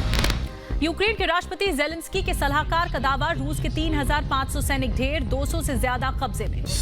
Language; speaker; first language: Hindi; native; Hindi